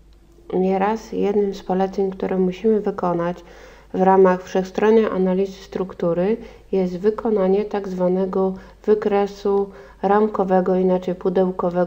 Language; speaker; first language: Polish; native; Polish